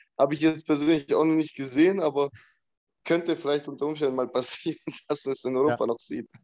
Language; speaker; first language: German; early bilingual, other home language; Bosnian